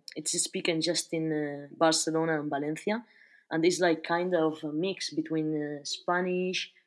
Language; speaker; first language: English; non-native, fluent; Spanish